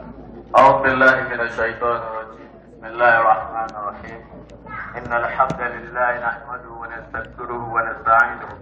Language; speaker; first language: Arabic; non-native, fluent; Yoruba